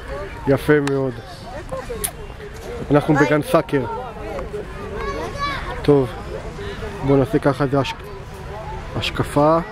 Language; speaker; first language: Hebrew; native; Hebrew